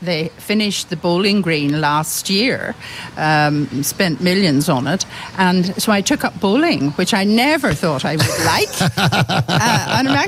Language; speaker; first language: English; native; English